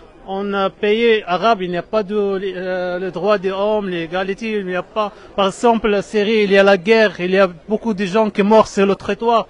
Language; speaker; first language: French; non-native, learner; Arabic